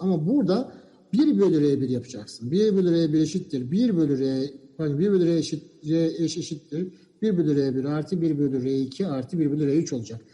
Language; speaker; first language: Turkish; native; Turkish